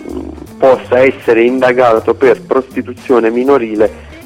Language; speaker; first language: Italian; native; Italian